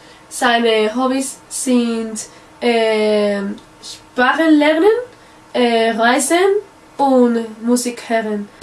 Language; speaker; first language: German; non-native, learner; Spanish